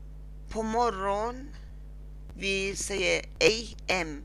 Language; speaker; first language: Swedish; non-native, learner; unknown